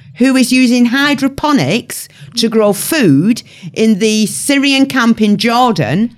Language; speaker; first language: English; native; English